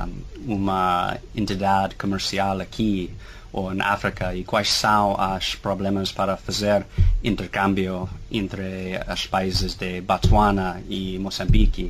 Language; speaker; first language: Portuguese; non-native, fluent; English